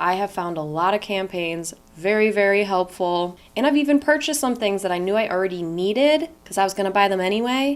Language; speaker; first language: English; native; English